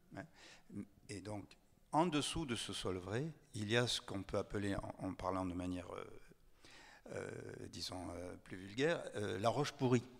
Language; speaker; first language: French; native; French